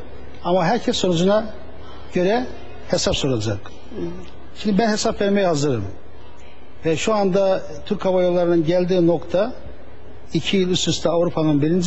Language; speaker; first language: Turkish; native; Turkish